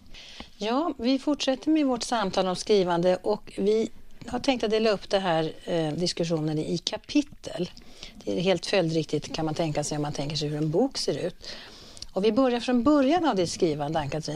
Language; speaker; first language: Swedish; native; Swedish